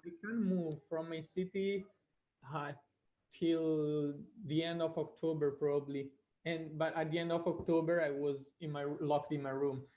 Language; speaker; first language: English; non-native, fluent; Italian